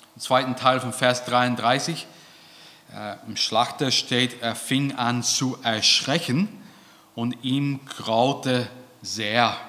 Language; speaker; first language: German; non-native, fluent; English